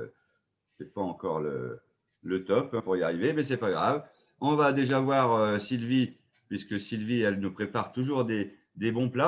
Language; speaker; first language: French; native; French